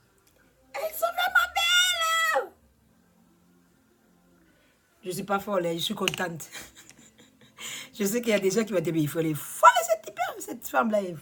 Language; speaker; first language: French; non-native, learner; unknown